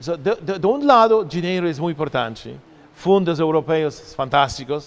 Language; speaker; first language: Portuguese; non-native, fluent; Polish